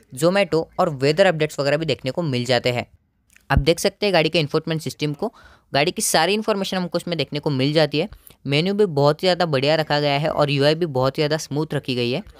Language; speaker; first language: Hindi; non-native, local second language; Marathi